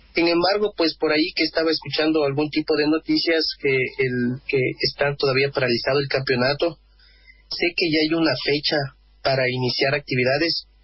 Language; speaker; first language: Spanish; native; Spanish